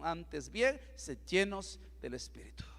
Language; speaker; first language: Spanish; native; Spanish